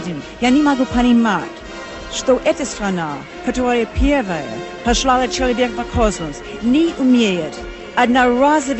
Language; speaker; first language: Russian; non-native, learner; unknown